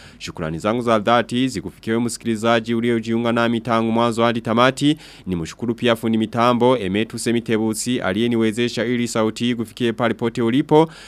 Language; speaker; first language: Swahili; non-native, local second language; Rundi